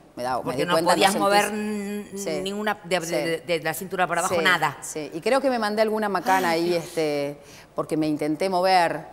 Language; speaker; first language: Spanish; native; Spanish